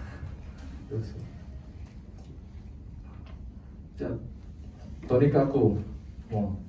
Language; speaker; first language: Japanese; non-native, fluent; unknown